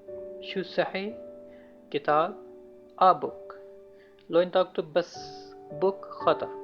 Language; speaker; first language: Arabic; non-native, learner; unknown